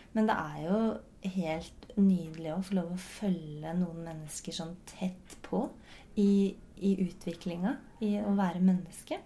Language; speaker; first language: Norwegian; native; Norwegian